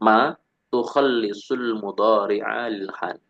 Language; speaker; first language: Arabic; non-native, fluent; Indonesian